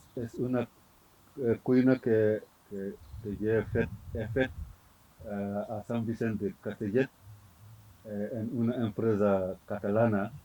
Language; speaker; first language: Catalan; non-native, learner; Fula